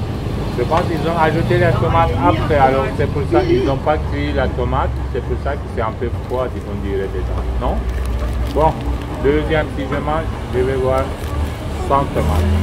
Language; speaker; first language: French; non-native, learner; Turkish